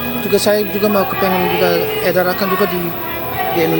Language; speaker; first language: Indonesian; early bilingual, heritage; Indonesian